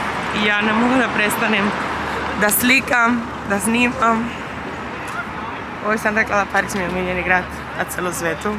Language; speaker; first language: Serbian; early bilingual, heritage; Serbian